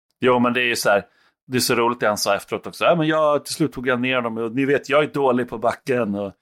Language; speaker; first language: Swedish; native; Swedish